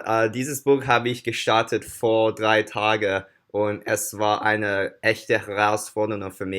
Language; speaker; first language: German; non-native, learner; English